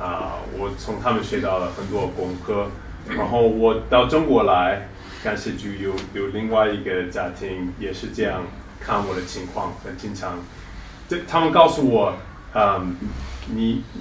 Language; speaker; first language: Chinese; non-native, fluent; English